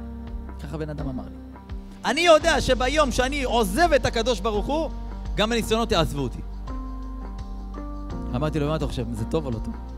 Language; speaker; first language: Hebrew; native; Hebrew